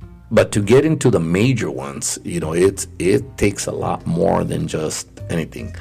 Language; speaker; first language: English; early bilingual, other home language; Spanish